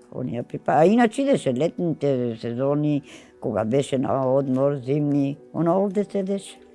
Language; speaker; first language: Macedonian; native; Macedonian